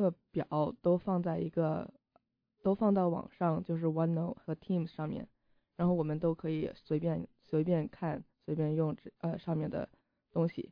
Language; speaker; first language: Chinese; early bilingual, heritage; Chinese